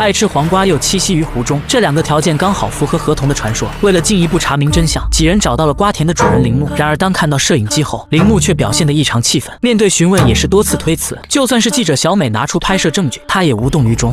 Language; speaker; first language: Chinese; native; Chinese